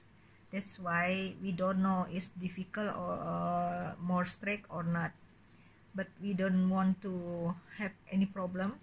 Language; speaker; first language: English; non-native, learner; Indonesian